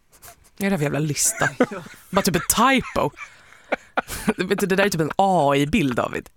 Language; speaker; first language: Swedish; native; Swedish